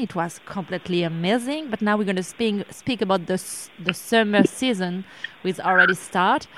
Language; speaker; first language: English; non-native, learner; French